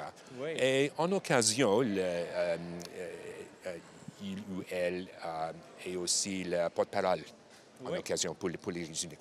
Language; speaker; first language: French; non-native, learner; English